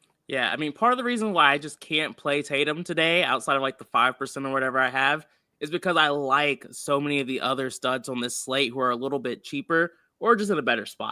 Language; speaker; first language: English; native; English